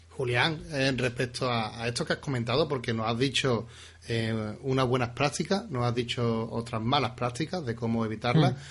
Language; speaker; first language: Spanish; native; Spanish